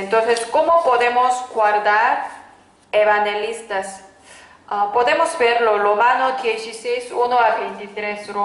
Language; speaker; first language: Spanish; non-native, fluent; Korean